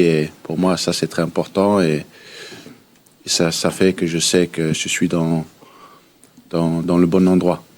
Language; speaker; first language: French; early bilingual, heritage; French